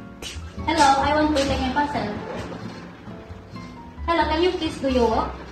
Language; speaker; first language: English; non-native, local second language; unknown